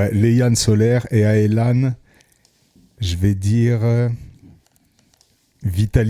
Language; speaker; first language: French; native; French